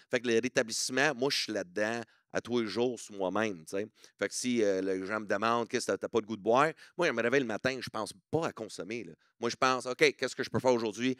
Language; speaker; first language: French; non-native, local second language; English